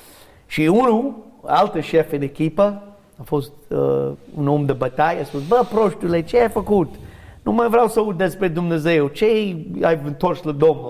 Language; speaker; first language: Romanian; non-native, fluent; English